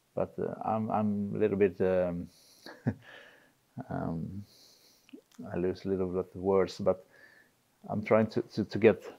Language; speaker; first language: English; non-native, fluent; Swedish